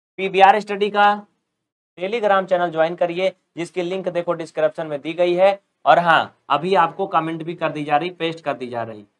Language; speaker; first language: Hindi; native; Hindi